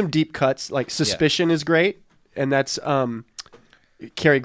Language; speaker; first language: English; native; English